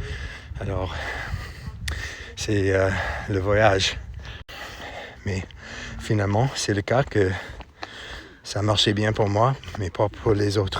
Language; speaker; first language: French; non-native, fluent; English